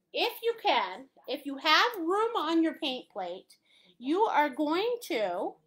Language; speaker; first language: English; native; English